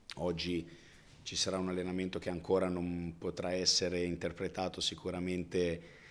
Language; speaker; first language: Italian; native; Italian